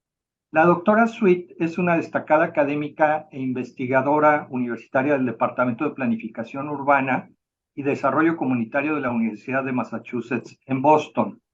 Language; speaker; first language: Spanish; native; Spanish